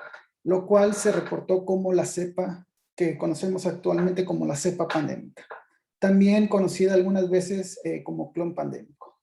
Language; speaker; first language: Spanish; native; Spanish